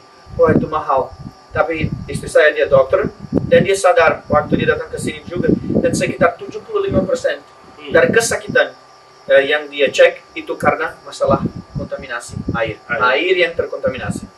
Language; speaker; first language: Indonesian; non-native, learner; Spanish